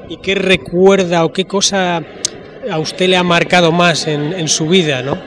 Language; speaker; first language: Spanish; native; Spanish